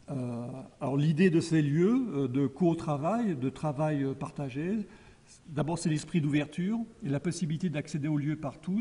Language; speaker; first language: French; native; French